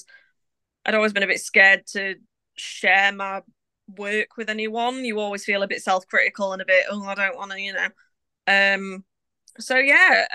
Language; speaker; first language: English; native; English